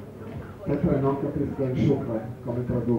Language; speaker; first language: Italian; non-native, fluent; Hebrew